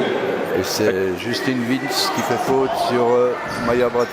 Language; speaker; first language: French; native; French